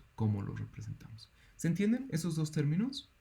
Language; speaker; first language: Spanish; native; Spanish